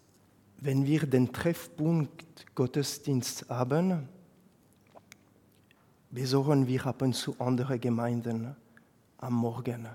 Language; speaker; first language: German; non-native, fluent; French